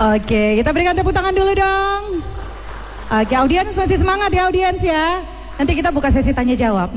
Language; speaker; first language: Indonesian; native; Indonesian